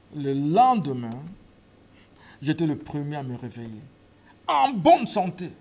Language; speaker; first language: French; non-native, local second language; Lingala